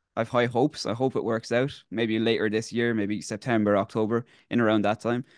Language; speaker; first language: English; native; English